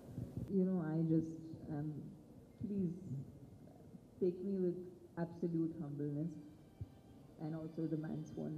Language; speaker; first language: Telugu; non-native, local second language; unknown